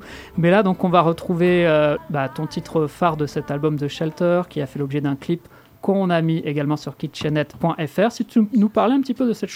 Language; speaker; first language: French; native; French